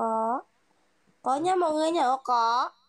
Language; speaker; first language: Vietnamese; non-native, learner; Indonesian